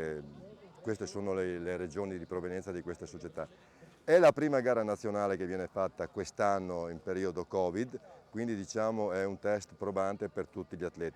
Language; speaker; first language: Italian; native; Italian